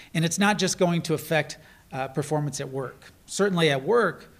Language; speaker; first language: English; native; English